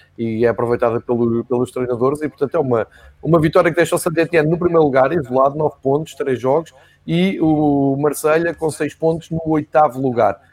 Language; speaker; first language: Portuguese; native; Portuguese